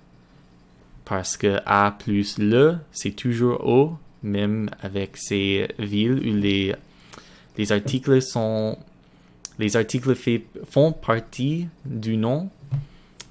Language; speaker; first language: French; non-native, learner; English